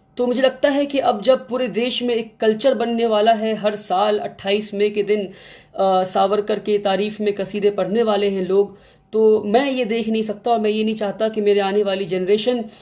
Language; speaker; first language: Hindi; non-native, local second language; Kannada